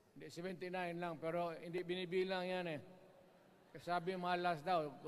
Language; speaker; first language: Filipino; non-native, local second language; Cebuano